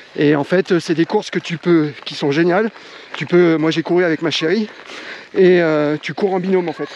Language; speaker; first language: French; native; French